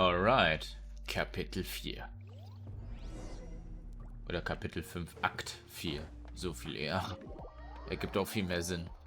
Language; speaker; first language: German; native; German